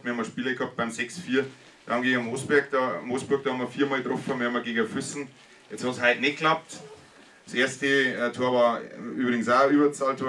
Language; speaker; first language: German; native; German